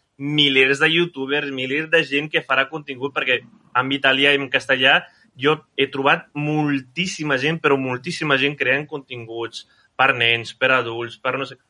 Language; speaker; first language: Catalan; non-native, fluent; Italian